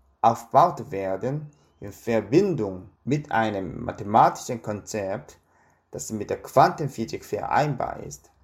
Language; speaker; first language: German; non-native, fluent; Korean